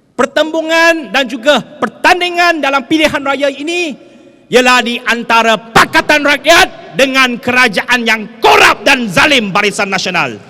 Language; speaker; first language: Malay; non-native, local second language; Chinese